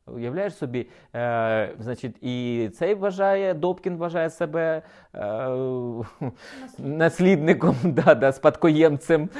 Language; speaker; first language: Ukrainian; native; Ukrainian